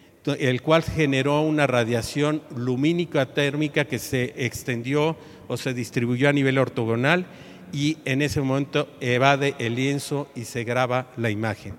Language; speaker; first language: Spanish; native; Spanish